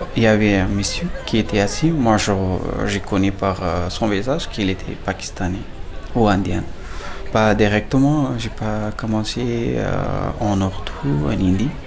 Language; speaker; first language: French; non-native, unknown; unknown